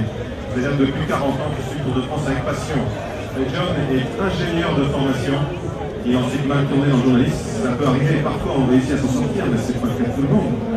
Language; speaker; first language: French; native; French